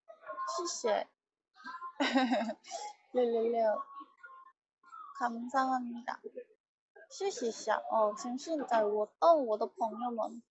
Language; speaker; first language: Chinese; non-native, learner; Korean